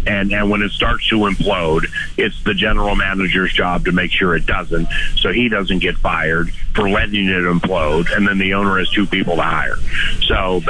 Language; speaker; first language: English; native; English